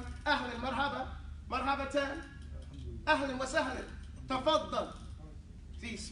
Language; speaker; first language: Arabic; non-native, fluent; English